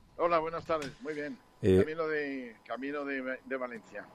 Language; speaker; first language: Spanish; native; Spanish